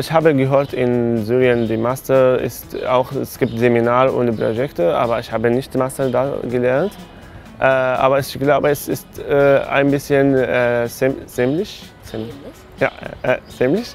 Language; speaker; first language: German; non-native, learner; Arabic